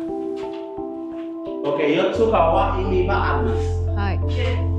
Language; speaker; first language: Japanese; non-native, learner; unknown